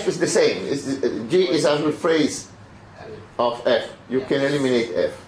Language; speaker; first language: English; non-native, fluent; Spanish